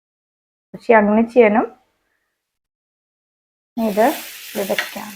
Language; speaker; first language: Malayalam; non-native, local second language; Hindi